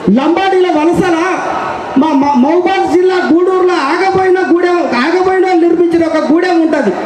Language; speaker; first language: Telugu; non-native, local second language; Koya